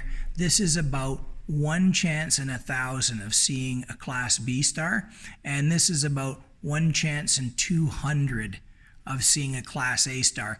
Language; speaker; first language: English; native; English